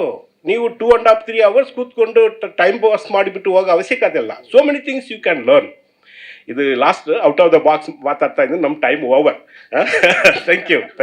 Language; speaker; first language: Kannada; non-native, learner; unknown